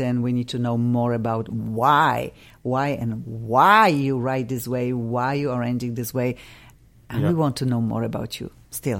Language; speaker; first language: English; non-native, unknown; Russian